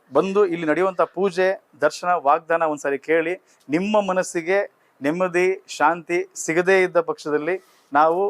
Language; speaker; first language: Kannada; native; Kannada